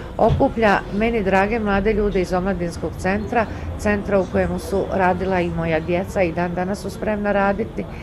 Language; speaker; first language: Bosnian; native; Bosnian